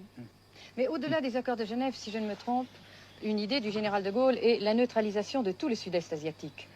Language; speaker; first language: French; native; French